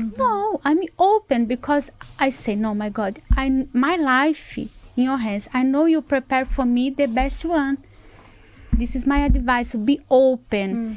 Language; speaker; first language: English; non-native, learner; Portuguese